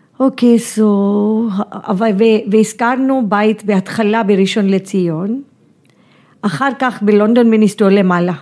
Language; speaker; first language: Hebrew; non-native, fluent; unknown